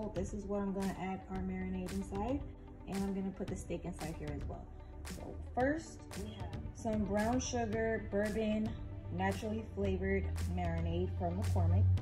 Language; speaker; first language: English; native; English